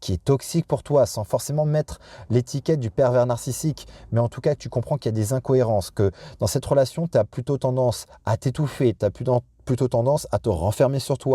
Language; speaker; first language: French; native; French